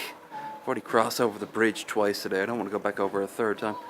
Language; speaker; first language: English; native; English